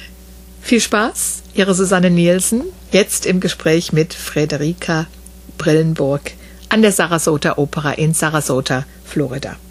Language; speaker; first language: German; native; German